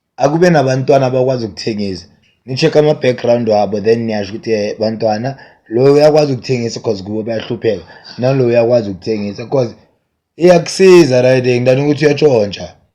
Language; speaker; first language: Zulu; native; Zulu